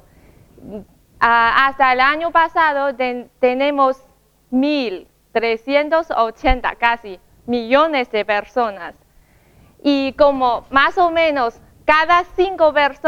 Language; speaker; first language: Spanish; non-native, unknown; Chinese